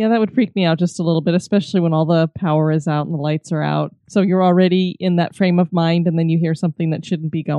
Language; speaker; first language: English; native; English